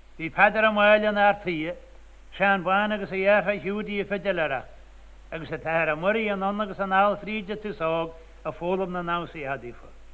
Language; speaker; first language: Irish; native; Irish